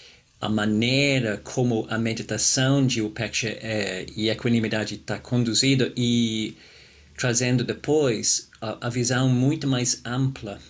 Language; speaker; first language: Portuguese; non-native, fluent; English